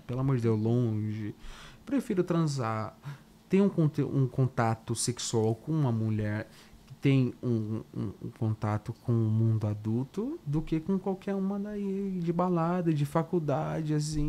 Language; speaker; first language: Portuguese; native; Portuguese